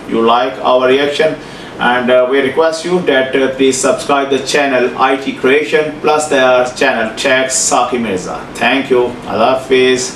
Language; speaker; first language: English; non-native, local second language; Urdu